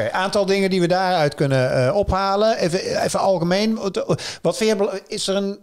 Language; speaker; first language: Dutch; native; Dutch